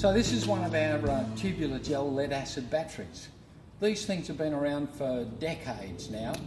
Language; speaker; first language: English; native; English